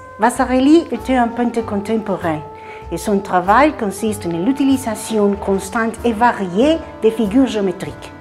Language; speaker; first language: French; non-native, learner; Spanish